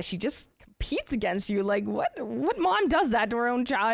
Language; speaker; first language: English; native; English